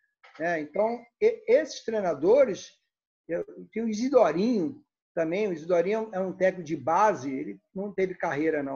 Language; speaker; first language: Portuguese; native; Portuguese